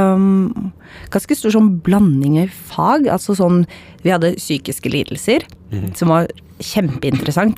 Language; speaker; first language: Norwegian; native; Norwegian